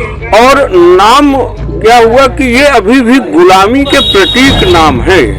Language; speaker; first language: Hindi; native; Hindi